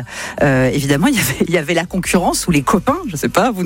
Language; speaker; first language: French; native; French